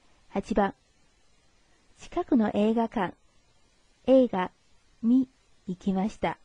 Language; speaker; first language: Japanese; non-native, fluent; Chinese